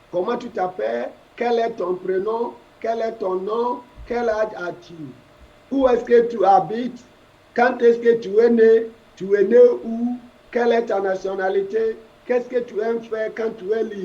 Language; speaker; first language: French; non-native, fluent; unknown